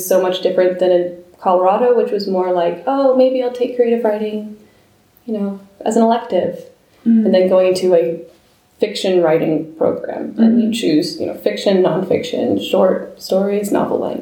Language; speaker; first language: English; native; English